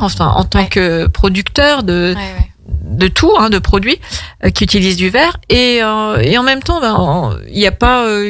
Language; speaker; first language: French; native; French